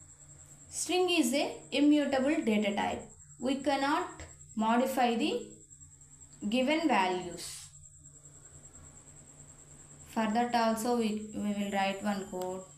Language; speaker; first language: English; non-native, local second language; Telugu